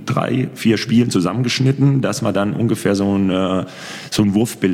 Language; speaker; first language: German; native; German